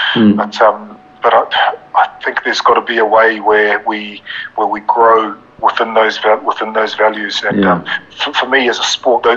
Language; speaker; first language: English; native; English